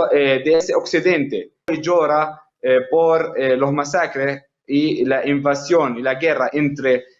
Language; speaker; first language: Spanish; non-native, fluent; Arabic